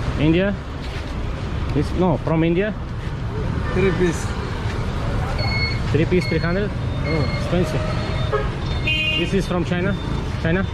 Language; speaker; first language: English; non-native, learner; Ukrainian